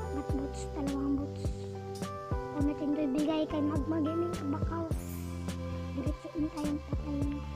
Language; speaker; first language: Filipino; non-native, local second language; Cebuano